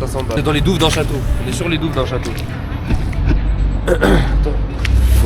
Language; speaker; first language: French; native; French